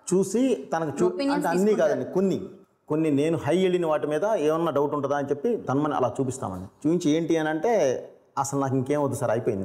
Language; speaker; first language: Telugu; native; Telugu